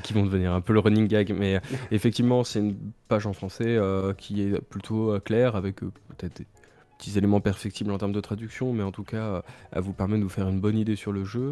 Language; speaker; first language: French; native; French